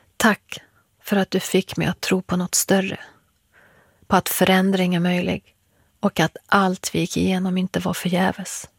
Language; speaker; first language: Swedish; early bilingual, other home language; Persian